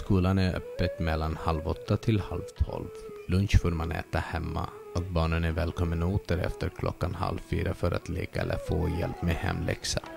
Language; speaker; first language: Swedish; non-native, fluent; Bangla